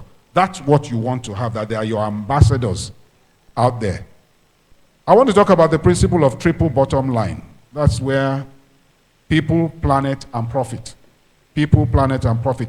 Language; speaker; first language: English; non-native, local second language; Yoruba